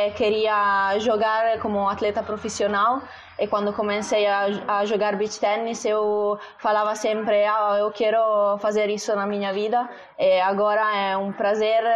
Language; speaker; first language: Portuguese; non-native, fluent; Italian